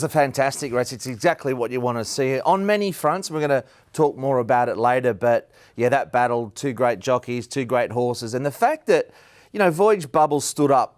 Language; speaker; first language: English; native; English